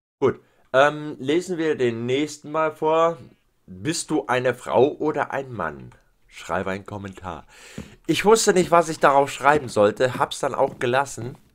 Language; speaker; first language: German; native; German